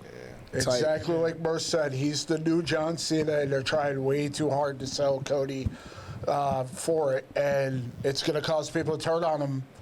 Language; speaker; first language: English; native; English